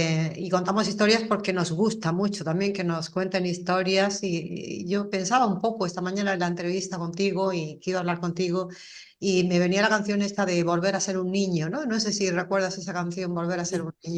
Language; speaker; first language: Spanish; native; Spanish